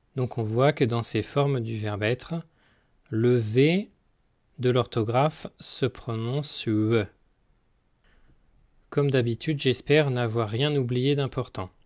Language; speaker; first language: French; native; French